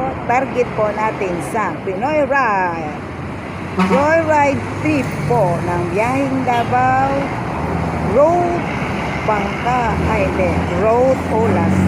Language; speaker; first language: Filipino; non-native, local second language; Cebuano